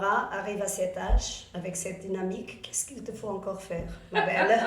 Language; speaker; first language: French; non-native, fluent; Portuguese